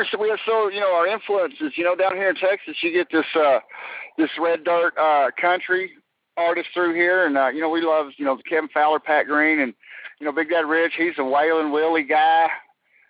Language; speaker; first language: English; native; English